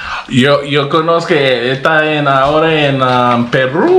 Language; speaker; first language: Spanish; non-native, learner; English